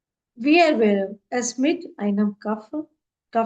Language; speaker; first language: German; non-native, fluent; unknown